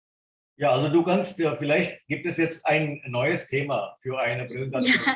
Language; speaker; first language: German; non-native, fluent; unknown